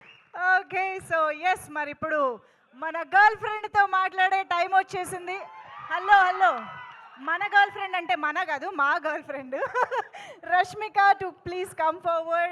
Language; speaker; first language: Telugu; native; Telugu